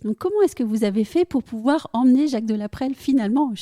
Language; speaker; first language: French; native; French